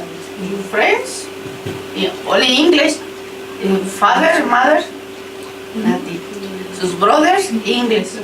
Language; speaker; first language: English; non-native, learner; Spanish